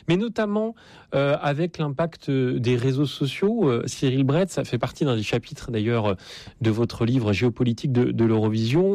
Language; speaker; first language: French; native; French